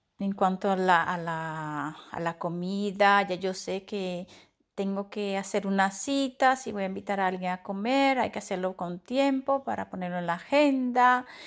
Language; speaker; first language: Spanish; native; Spanish